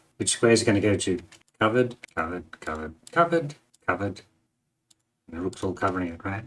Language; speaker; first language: English; native; English